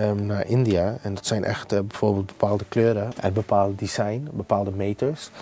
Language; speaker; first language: Dutch; non-native, fluent; English